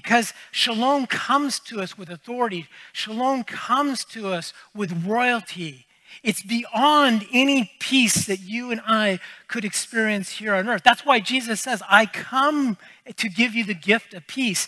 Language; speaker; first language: English; native; English